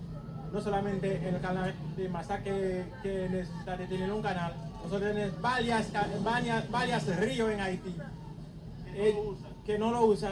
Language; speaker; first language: Spanish; non-native, fluent; Haitian Creole